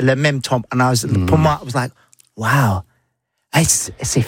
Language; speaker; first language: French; non-native, learner; English